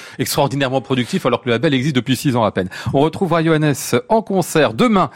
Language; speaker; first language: French; native; French